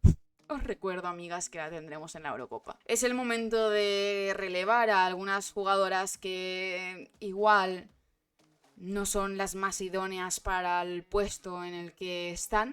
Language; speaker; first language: Spanish; native; Spanish